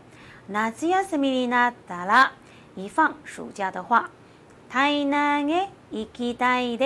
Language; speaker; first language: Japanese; non-native, fluent; Chinese